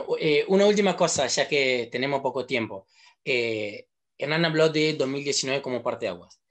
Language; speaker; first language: Spanish; non-native, fluent; Italian